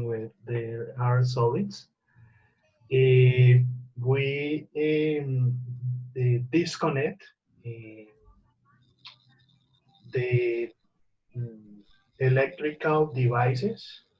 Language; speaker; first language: English; non-native, learner; Spanish